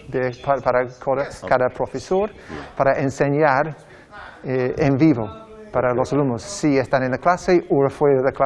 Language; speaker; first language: Spanish; non-native, learner; English